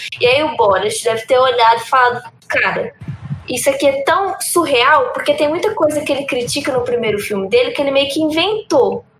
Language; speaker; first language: Portuguese; early bilingual, heritage; Portuguese